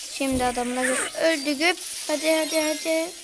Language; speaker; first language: Turkish; early bilingual, heritage; Turkish